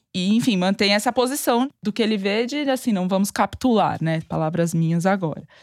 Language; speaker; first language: Portuguese; native; Portuguese